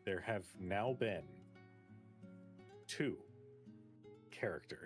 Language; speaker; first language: English; native; English